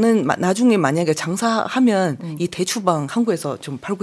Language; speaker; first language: Korean; non-native, fluent; Chinese